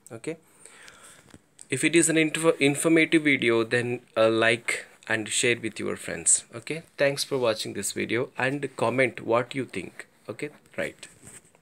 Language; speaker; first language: English; non-native, local second language; Telugu